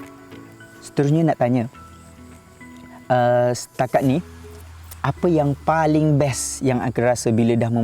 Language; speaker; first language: Malay; native; Malay